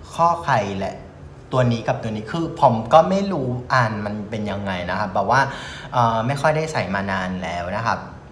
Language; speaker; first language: Thai; non-native, fluent; Vietnamese